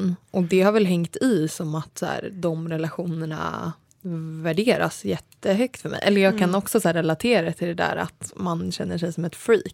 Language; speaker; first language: Swedish; native; Swedish